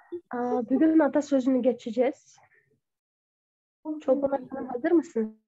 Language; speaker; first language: Turkish; non-native, fluent; Kyrgyz